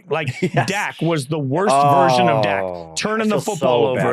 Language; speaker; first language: English; native; English